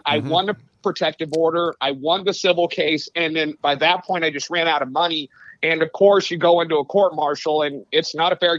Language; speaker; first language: English; native; English